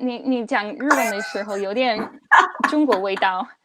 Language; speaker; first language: Chinese; non-native, fluent; English